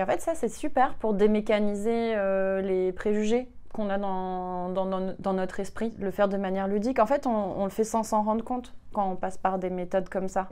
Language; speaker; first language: French; native; French